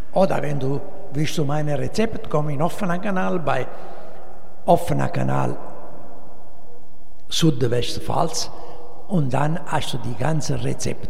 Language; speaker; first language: German; non-native, learner; Italian